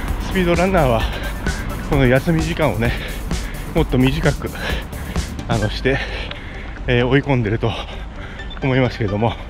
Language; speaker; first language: Japanese; native; Japanese